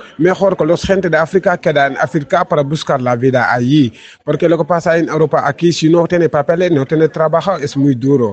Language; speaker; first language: Spanish; non-native, learner; Wolof